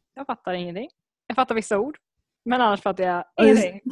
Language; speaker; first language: Swedish; native; Swedish